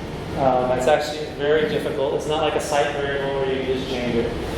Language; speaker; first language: English; native; English